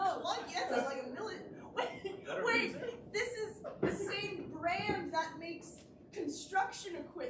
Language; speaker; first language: English; native; English